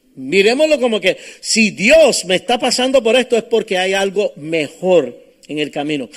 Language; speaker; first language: Spanish; early bilingual, heritage; Spanish